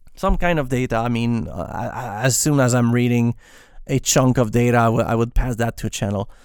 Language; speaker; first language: English; non-native, fluent; French